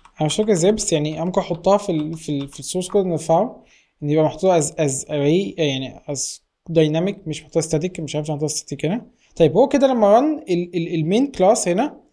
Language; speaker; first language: Arabic; native; Arabic